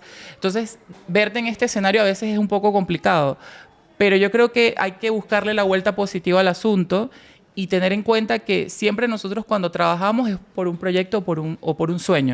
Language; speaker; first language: Spanish; native; Spanish